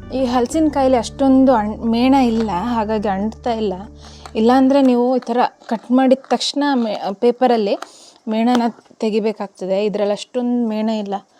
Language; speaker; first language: Kannada; non-native, local second language; Tulu